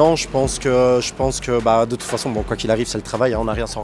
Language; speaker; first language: French; native; French